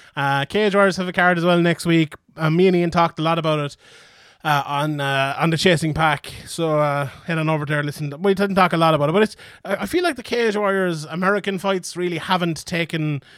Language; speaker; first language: English; native; English